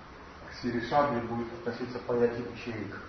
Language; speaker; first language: Russian; native; Russian